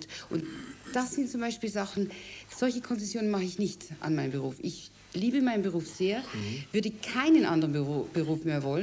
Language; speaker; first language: German; native; German